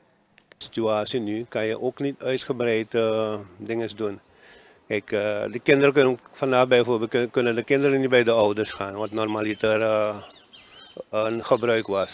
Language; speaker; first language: Dutch; non-native, local second language; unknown